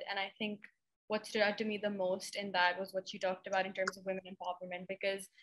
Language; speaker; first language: English; non-native, local second language; Urdu